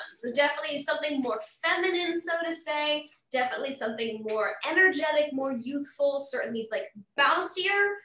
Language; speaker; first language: English; native; English